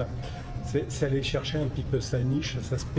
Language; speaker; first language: French; native; French